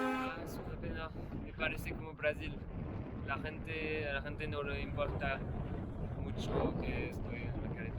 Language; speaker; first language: Spanish; non-native, learner; French